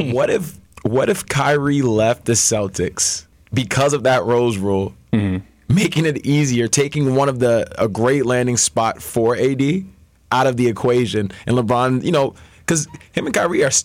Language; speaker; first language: English; native; English